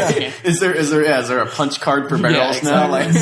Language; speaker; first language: English; native; English